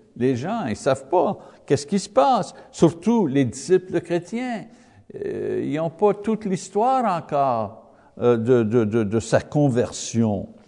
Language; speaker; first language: French; non-native, learner; English